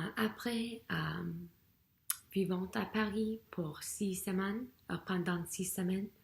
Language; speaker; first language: French; non-native, learner; English